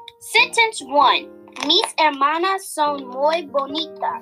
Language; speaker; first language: Spanish; non-native, learner; English